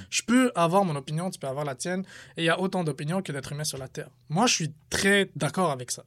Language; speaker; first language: French; early bilingual, other home language; Arabic